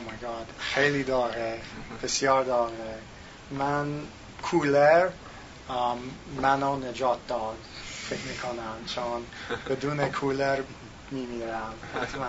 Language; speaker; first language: Persian; non-native, learner; English